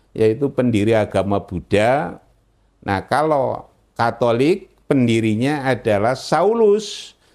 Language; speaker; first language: Indonesian; non-native, local second language; Javanese